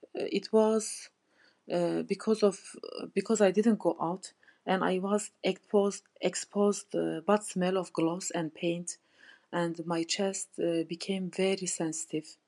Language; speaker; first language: English; non-native, learner; Turkish